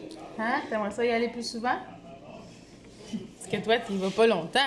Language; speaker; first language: French; native; French